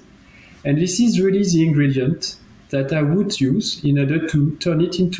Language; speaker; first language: English; non-native, fluent; French